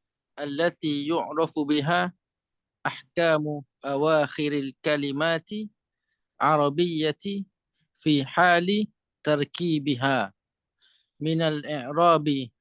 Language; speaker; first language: Arabic; non-native, fluent; Malay